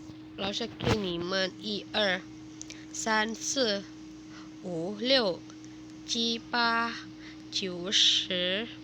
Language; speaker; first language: Chinese; non-native, fluent; Indonesian